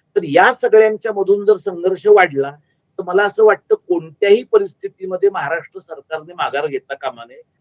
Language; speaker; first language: Marathi; native; Marathi